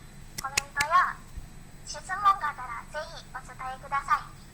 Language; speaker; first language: Japanese; non-native, learner; Indonesian